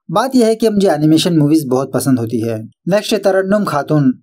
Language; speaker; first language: Hindi; non-native, local second language; Urdu